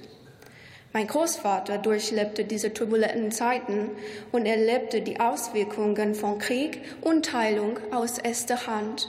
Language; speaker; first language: German; non-native, fluent; Romanian